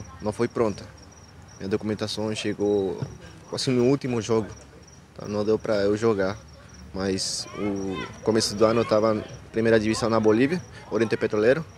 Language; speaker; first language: Portuguese; non-native, fluent; Spanish